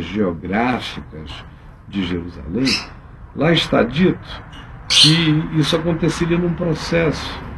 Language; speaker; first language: Portuguese; native; Portuguese